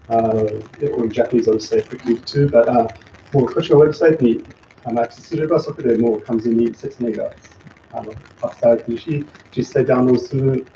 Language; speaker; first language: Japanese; non-native, fluent; English